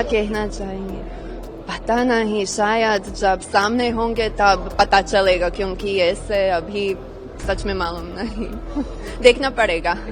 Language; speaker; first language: Hindi; non-native, learner; Croatian